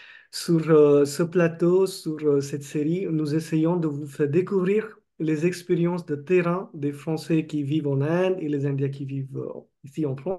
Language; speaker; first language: French; non-native, fluent; Marathi